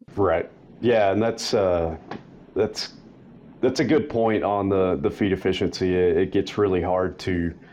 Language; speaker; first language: English; native; English